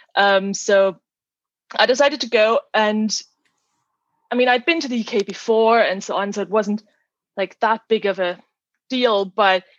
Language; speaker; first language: English; non-native, fluent; German